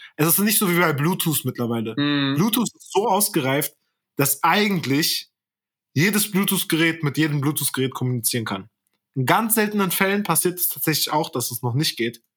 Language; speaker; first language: German; early bilingual, other home language; Turkish